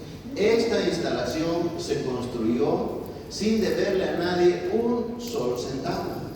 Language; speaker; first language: Spanish; native; Spanish